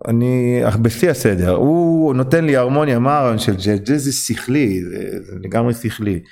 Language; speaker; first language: Hebrew; non-native, fluent; English